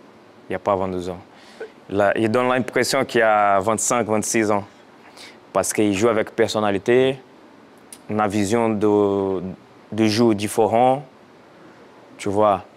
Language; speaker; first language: French; non-native, fluent; Portuguese